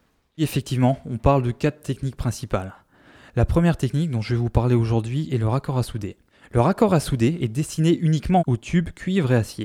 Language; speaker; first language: French; native; French